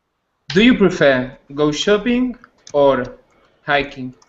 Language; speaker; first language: English; non-native, learner; Spanish